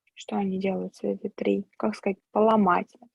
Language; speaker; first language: Russian; native; Russian